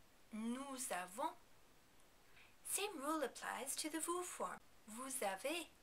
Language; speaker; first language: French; non-native, fluent; English